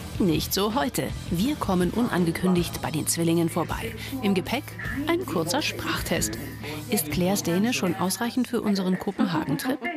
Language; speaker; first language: German; native; German